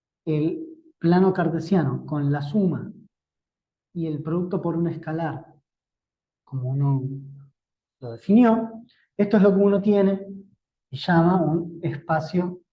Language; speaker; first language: Spanish; native; Spanish